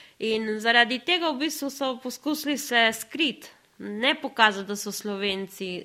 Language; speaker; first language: Slovenian; early bilingual, other home language; Spanish